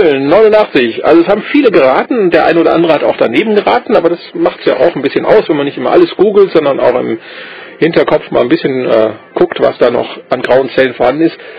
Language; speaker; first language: German; native; German